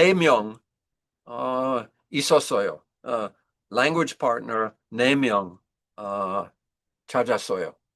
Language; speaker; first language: Korean; non-native, learner; English